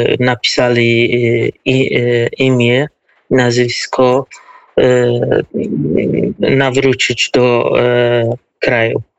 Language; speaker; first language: Polish; non-native, learner; Kurdish